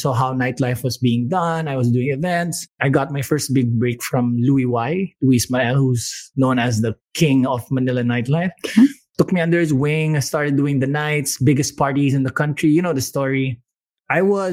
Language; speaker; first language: English; non-native, local second language; Filipino